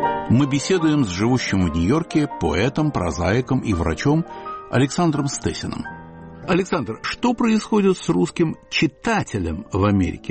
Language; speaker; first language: Russian; native; Russian